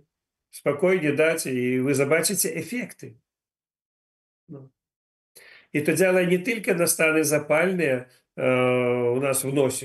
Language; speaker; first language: Polish; non-native, learner; Ukrainian